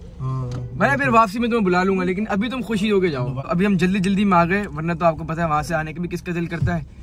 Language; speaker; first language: Urdu; native; Urdu